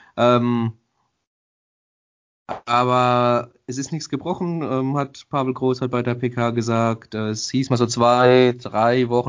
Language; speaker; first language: German; native; German